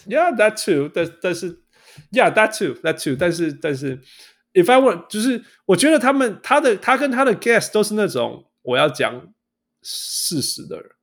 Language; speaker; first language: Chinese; native; Chinese